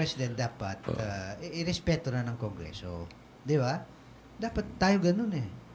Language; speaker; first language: Filipino; non-native, local second language; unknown